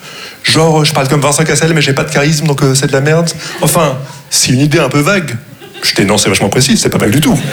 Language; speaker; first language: French; non-native, local second language; Arabic